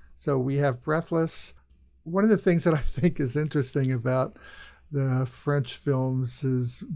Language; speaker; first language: English; native; English